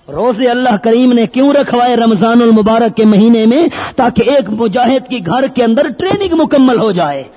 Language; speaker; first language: Urdu; non-native, local second language; Pashto